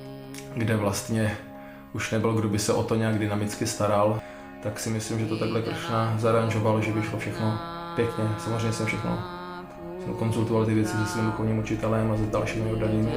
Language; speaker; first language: Czech; native; Czech